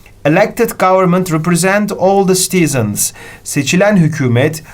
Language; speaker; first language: English; non-native, fluent; Turkish